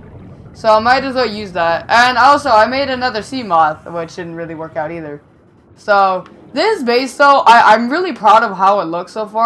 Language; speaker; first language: English; native; English